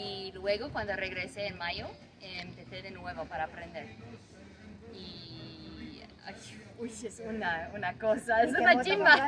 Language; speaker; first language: Spanish; non-native, learner; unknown